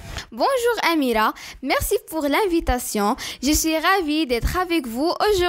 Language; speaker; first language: French; non-native, learner; Arabic